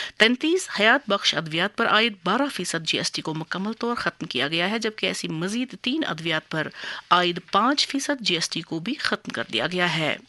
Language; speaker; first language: Urdu; non-native, local second language; Kashmiri